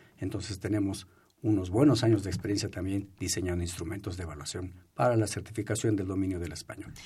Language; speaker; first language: Spanish; native; Spanish